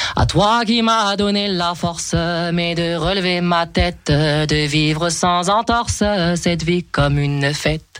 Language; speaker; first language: French; native; French